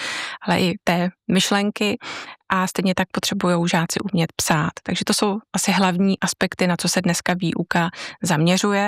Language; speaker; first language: Czech; native; Czech